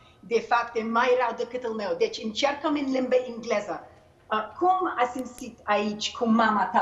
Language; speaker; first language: Romanian; non-native, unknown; English